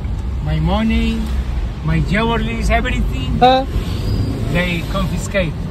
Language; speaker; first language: English; non-native, learner; Spanish